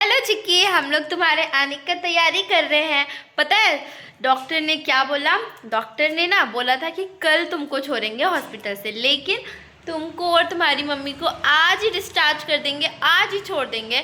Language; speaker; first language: Hindi; native; Hindi